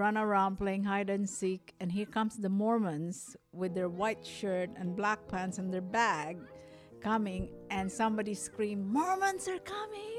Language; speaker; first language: English; non-native, local second language; Hiligaynon